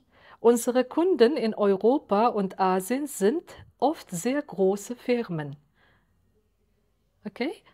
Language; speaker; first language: German; non-native, fluent; Uzbek